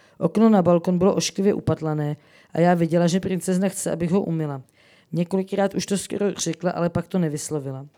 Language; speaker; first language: Czech; native; Czech